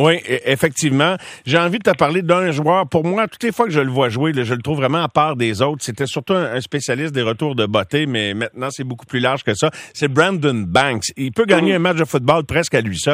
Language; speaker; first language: French; native; French